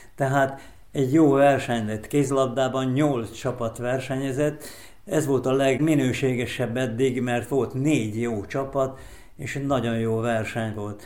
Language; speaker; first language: Hungarian; native; Hungarian